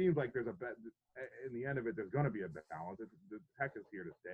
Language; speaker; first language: English; native; English